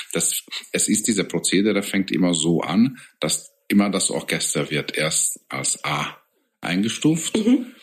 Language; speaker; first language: German; non-native, fluent; Hungarian